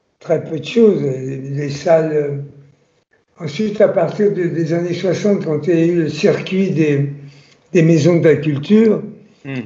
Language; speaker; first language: French; early bilingual, other home language; Italian